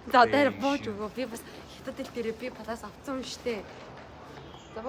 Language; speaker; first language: Mongolian; native; Mongolian